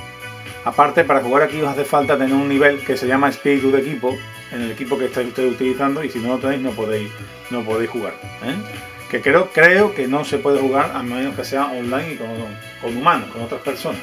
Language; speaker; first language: Spanish; native; Spanish